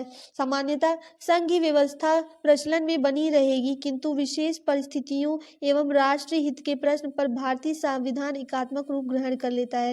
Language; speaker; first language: Hindi; native; Hindi